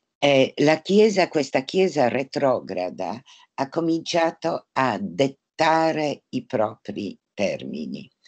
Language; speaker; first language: Italian; non-native, fluent; Polish